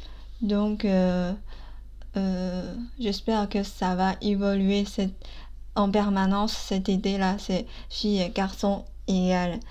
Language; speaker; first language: French; non-native, fluent; Chinese